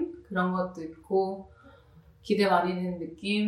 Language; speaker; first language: Korean; early bilingual, heritage; Korean